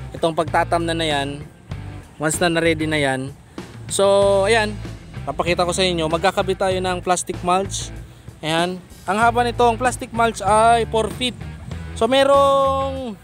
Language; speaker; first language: Filipino; non-native, local second language; Bikol